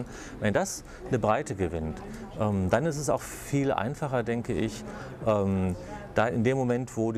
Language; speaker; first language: German; native; German